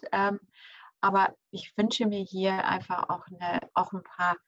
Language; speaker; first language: German; early bilingual, other home language; English